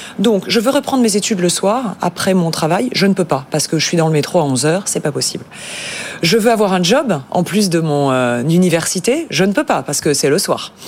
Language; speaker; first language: French; native; French